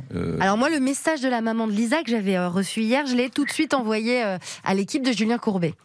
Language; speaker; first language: French; native; French